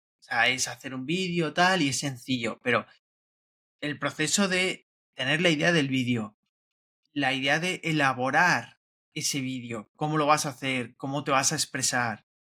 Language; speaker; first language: Spanish; native; Spanish